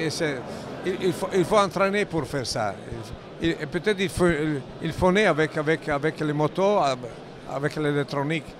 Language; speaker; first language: French; non-native, learner; Italian